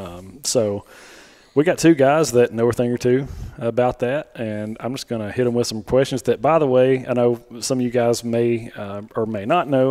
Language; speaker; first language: English; native; English